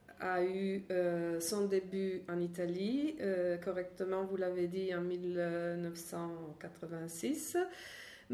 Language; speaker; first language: French; non-native, fluent; Italian